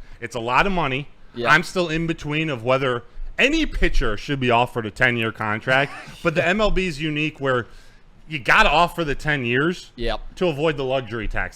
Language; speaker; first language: English; native; English